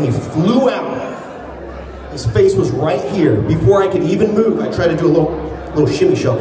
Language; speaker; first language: English; native; English